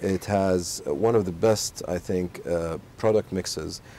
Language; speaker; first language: English; non-native, fluent; Arabic